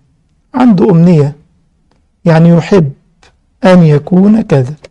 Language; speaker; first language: Arabic; native; Arabic